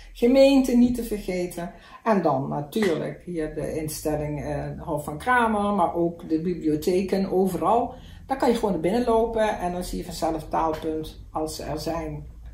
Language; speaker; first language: Dutch; native; Dutch